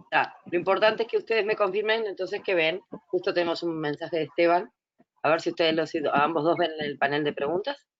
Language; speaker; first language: Spanish; native; Spanish